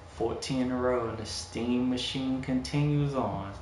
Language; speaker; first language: English; native; English